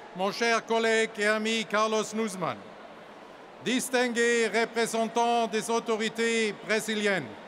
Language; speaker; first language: French; non-native, fluent; German